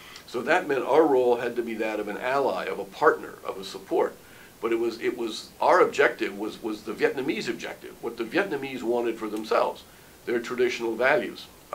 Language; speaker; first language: English; native; English